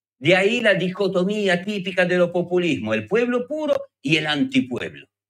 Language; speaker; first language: Spanish; non-native, fluent; Italian